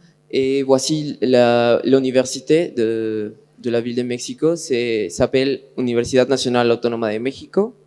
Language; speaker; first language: French; non-native, learner; Spanish